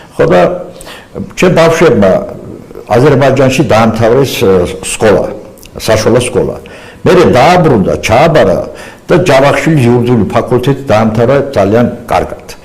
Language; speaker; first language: Georgian; non-native, local second language; Azerbaijani